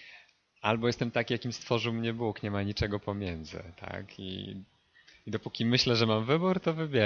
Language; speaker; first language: Polish; native; Polish